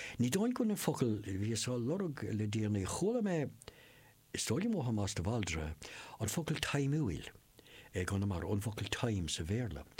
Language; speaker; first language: Irish; non-native, local second language; English